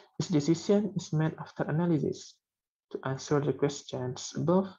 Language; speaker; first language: English; non-native, learner; Indonesian